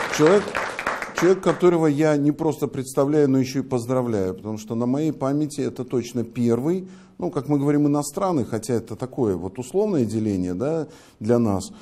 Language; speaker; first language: Russian; native; Russian